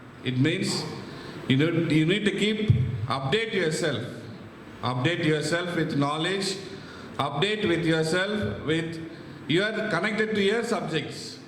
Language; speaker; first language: English; non-native, local second language; Tamil